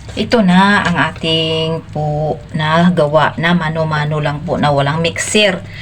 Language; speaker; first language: Filipino; non-native, local second language; Hiligaynon